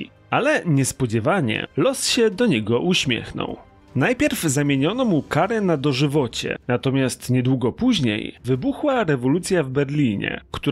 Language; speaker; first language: Polish; native; Polish